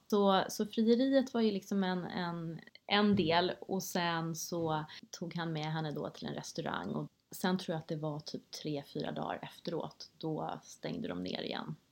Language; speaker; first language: Swedish; native; Swedish